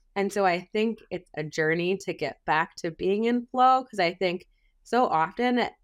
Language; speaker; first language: English; native; English